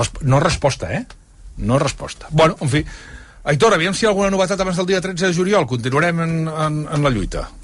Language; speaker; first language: Catalan; native; Catalan